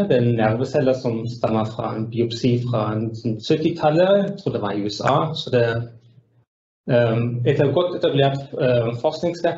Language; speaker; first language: Norwegian; non-native, fluent; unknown